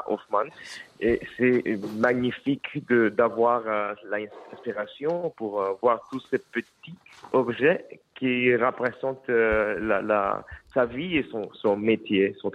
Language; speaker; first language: French; non-native, fluent; Spanish